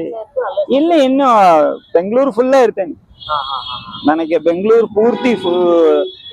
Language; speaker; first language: Kannada; non-native, local second language; Tamil